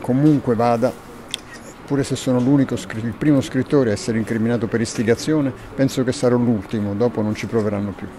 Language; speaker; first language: Italian; native; Italian